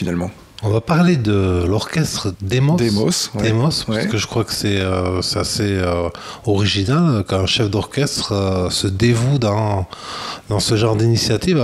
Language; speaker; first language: French; native; French